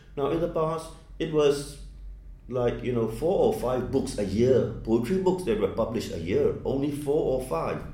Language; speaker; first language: English; non-native, fluent; Burmese